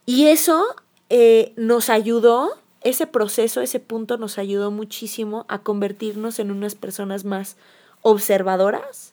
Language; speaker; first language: Spanish; native; Spanish